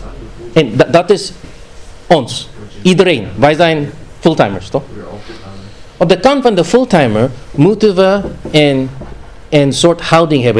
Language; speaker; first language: Dutch; non-native, fluent; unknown